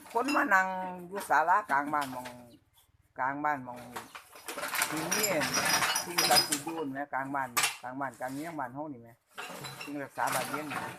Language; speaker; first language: Thai; native; Thai